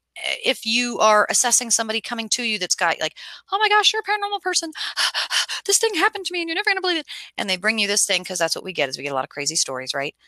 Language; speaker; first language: English; native; English